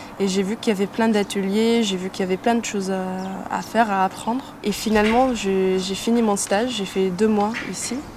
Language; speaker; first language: French; non-native, fluent; English